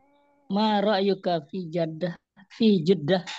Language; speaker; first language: Arabic; non-native, learner; Indonesian